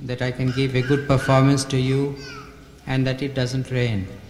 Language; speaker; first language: English; non-native, local second language; Bangla